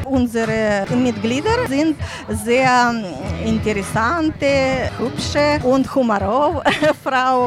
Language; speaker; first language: German; non-native, learner; Ukrainian